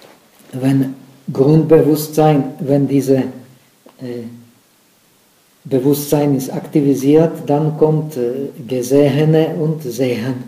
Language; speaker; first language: German; non-native, fluent; Czech